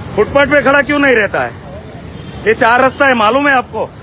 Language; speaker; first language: Hindi; non-native, local second language; Gujarati